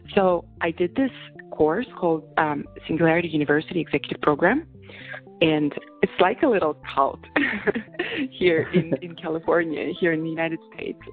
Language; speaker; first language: English; non-native, fluent; Russian